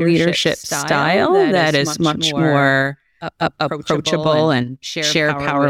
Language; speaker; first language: English; native; English